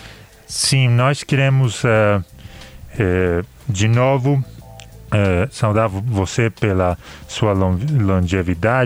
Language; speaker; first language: Portuguese; non-native, learner; Spanish